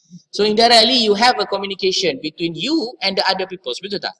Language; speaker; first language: English; non-native, local second language; Malay